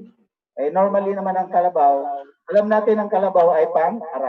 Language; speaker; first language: Filipino; native; Filipino